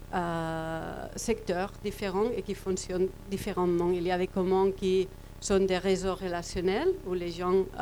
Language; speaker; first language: French; non-native, fluent; Spanish